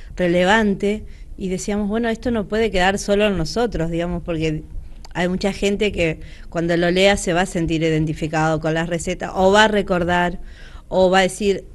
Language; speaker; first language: Spanish; native; Spanish